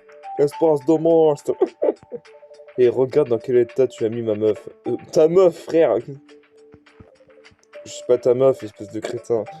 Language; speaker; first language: French; native; French